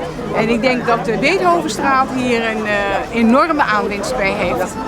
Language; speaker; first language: Dutch; native; Dutch